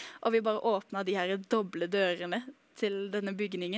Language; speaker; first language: Norwegian; native; Norwegian